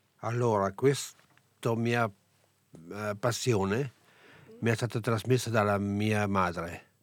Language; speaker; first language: Italian; non-native, local second language; German